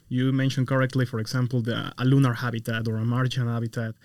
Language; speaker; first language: English; non-native, fluent; Spanish